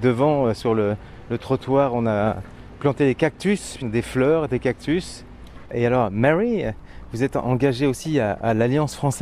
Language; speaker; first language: French; native; French